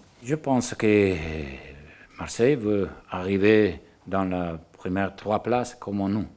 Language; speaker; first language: French; non-native, learner; Italian